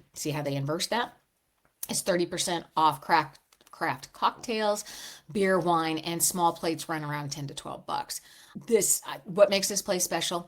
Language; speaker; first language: English; native; English